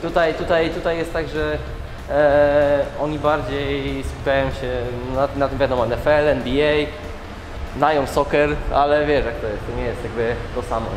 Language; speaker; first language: Polish; native; Polish